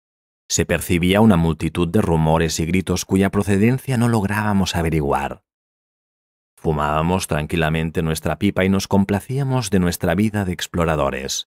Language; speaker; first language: Spanish; native; Spanish